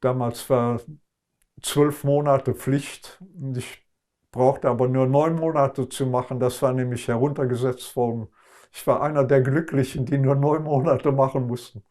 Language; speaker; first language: German; non-native, local second language; Luxembourgish